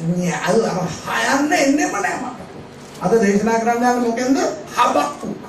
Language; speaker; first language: Sinhala; non-native, local second language; Tamil